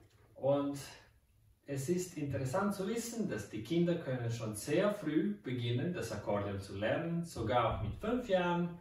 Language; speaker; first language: German; non-native, fluent; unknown